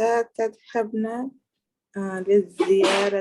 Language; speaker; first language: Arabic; non-native, learner; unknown